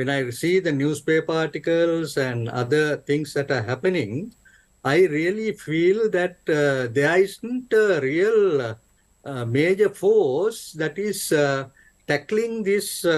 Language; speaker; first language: English; non-native, local second language; Sinhala